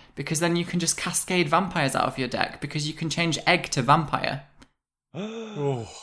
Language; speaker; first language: English; native; English